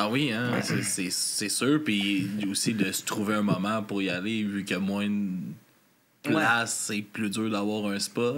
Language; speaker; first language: French; native; French